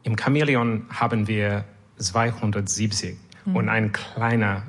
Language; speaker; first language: German; non-native, learner; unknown